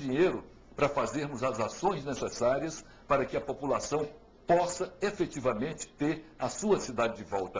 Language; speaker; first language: Portuguese; native; Portuguese